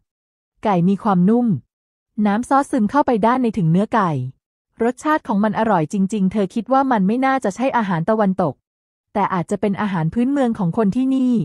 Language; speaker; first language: Thai; native; Thai